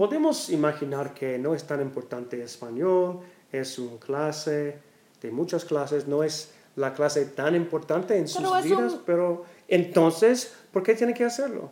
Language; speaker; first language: Spanish; non-native, learner; English